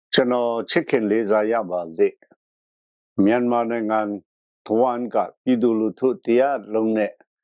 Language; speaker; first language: Burmese; non-native, local second language; Kachin